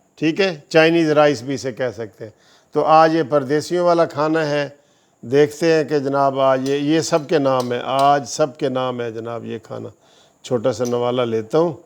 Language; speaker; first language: Urdu; non-native, local second language; Punjabi